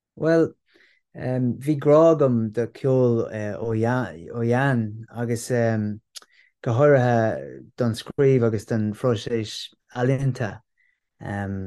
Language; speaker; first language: Irish; non-native, local second language; English